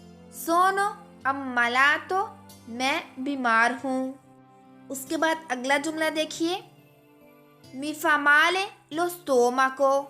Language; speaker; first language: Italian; non-native, fluent; Urdu